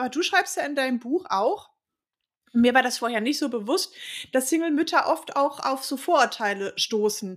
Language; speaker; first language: German; native; German